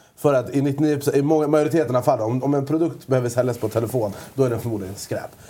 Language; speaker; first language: Swedish; early bilingual, other home language; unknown